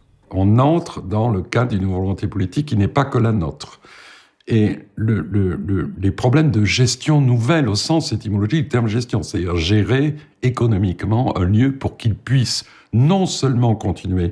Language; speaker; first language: French; native; French